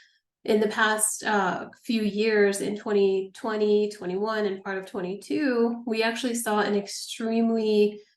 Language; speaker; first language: English; native; English